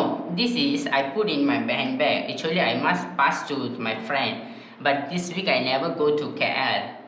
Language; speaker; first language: English; non-native, learner; Chinese